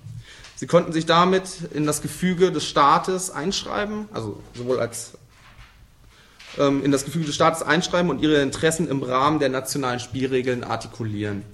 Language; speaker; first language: German; native; German